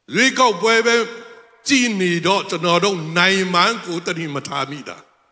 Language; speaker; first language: Burmese; non-native, local second language; Hakha Chin